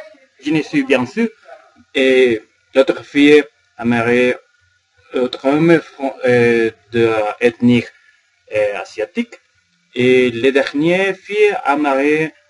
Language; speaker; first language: French; non-native, learner; Spanish